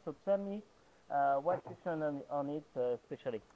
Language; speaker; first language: English; non-native, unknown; French